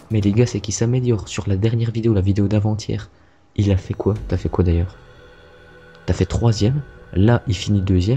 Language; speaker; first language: French; native; French